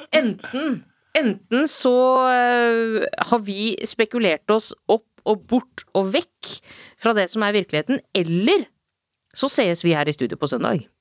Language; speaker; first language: Norwegian; native; Norwegian